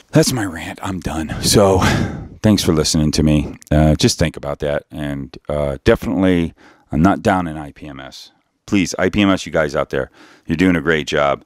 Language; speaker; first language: English; native; English